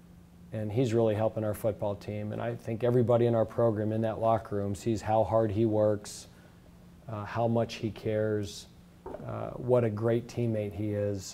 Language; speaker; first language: English; native; English